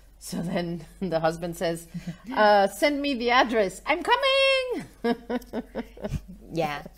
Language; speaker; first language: English; non-native, fluent; Vietnamese